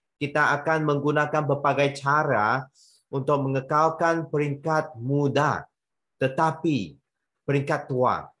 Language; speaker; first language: Malay; non-native, local second language; Chinese